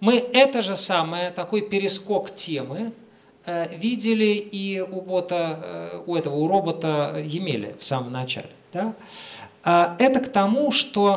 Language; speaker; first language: Russian; native; Russian